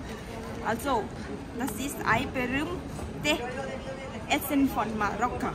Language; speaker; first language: German; non-native, learner; Thai